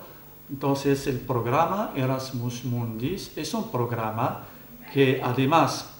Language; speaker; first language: Spanish; non-native, fluent; Arabic